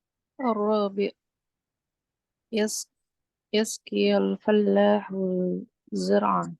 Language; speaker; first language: Arabic; non-native, learner; Indonesian